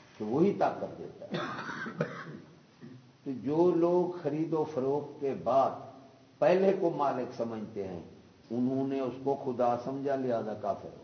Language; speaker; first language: Urdu; non-native, local second language; Punjabi